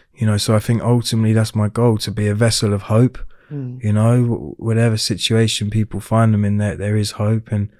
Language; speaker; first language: English; native; English